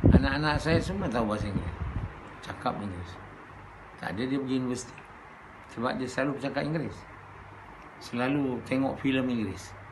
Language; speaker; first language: Malay; native; Malay